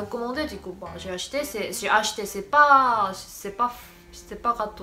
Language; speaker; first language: French; non-native, fluent; Korean